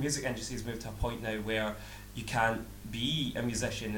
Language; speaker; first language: English; native; English